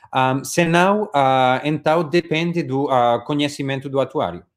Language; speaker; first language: Portuguese; non-native, learner; Spanish